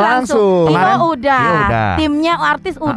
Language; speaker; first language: Indonesian; native; Indonesian